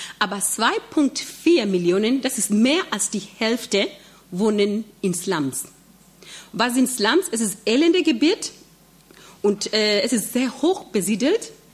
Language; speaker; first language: German; non-native, fluent; Swahili